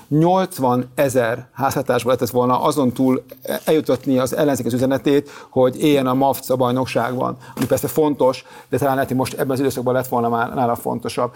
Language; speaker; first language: Hungarian; native; Hungarian